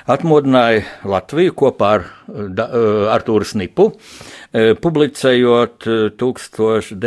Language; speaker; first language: Latvian; native; Latvian